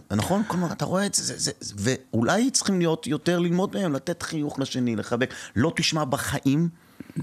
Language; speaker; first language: Hebrew; early bilingual, other home language; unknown